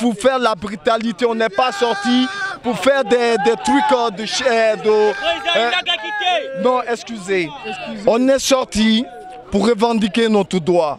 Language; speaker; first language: French; non-native, local second language; Fula